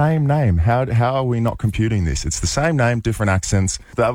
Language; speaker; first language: English; native; English